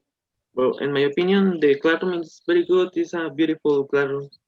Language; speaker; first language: English; non-native, learner; Spanish